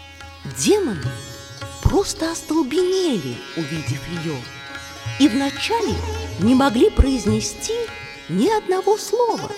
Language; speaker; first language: Russian; native; Russian